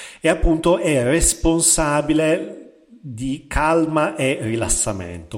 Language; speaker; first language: Italian; native; Italian